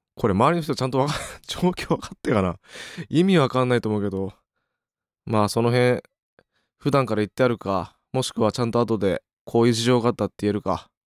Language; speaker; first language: Japanese; native; Japanese